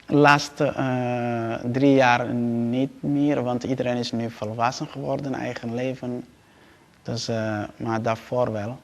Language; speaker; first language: Dutch; non-native, learner; Somali